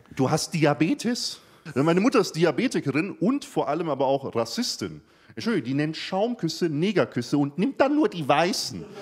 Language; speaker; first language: German; early bilingual, other home language; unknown